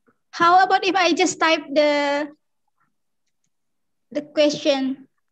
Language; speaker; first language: English; non-native, fluent; Indonesian